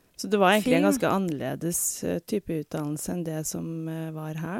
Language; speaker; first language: Norwegian; native; Norwegian